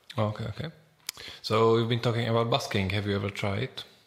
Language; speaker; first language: English; non-native, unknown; Czech